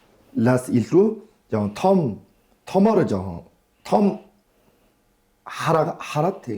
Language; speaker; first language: Mongolian; non-native, fluent; Korean